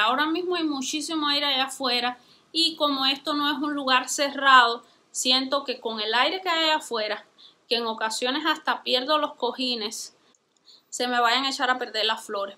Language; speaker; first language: Spanish; native; Spanish